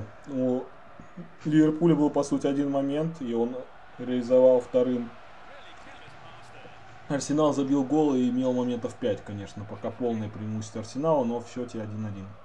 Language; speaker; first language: Russian; native; Russian